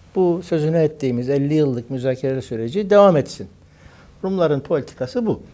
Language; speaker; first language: Turkish; native; Turkish